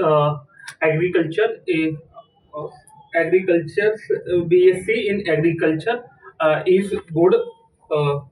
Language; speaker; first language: English; non-native, learner; Hindi